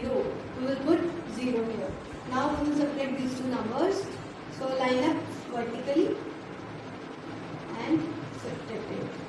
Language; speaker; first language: English; non-native, local second language; Hindi